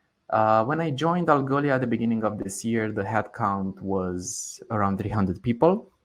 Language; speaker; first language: English; non-native, fluent; Romanian